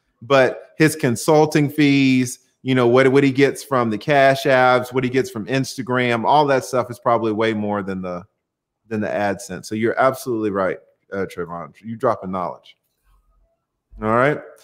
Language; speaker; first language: English; native; English